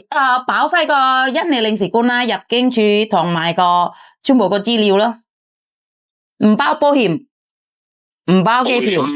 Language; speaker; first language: Cantonese; native; Cantonese